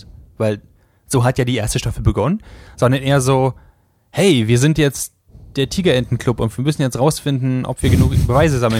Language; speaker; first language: German; native; German